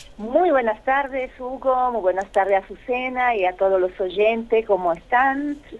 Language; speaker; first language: Spanish; non-native, fluent; Italian